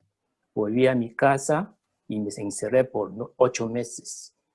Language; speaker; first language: Spanish; early bilingual, other home language; Chinese